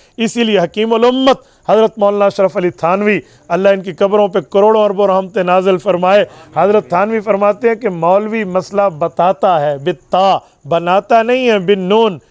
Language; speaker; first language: Urdu; non-native, local second language; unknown